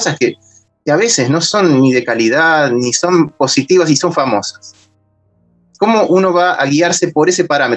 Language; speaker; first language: Spanish; native; Spanish